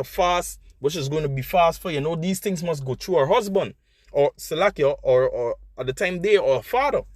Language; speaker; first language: English; native; English